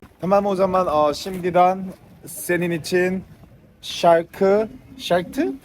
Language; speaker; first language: Turkish; non-native, learner; Korean